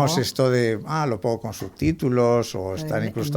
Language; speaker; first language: Spanish; native; Spanish